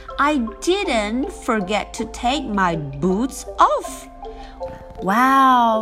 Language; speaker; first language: English; non-native, fluent; Chinese